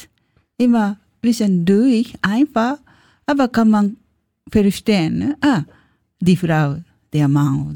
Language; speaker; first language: German; non-native, learner; Japanese